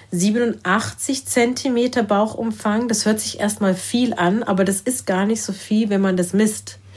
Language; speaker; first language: German; early bilingual, other home language; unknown